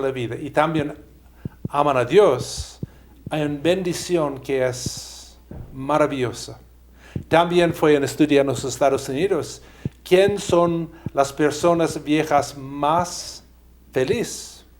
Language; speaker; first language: Spanish; non-native, fluent; English